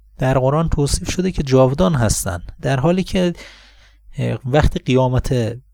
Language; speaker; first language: Persian; native; Persian